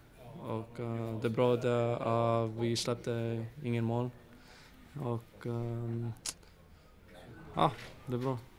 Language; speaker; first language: Swedish; non-native, learner; English